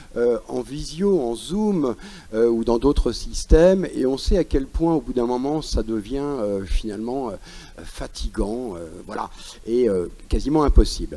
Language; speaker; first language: French; native; French